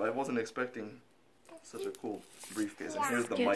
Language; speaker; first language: English; native; English